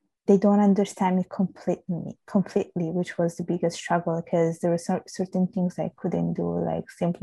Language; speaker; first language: English; non-native, fluent; Italian